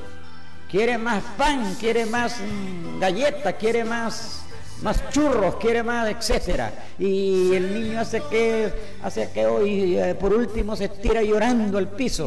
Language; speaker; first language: Spanish; native; Spanish